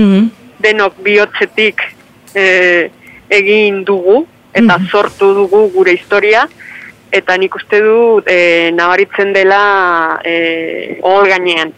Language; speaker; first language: Basque; non-native, fluent; Spanish